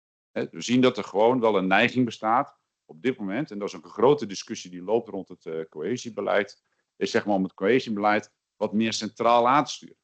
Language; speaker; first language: Dutch; native; Dutch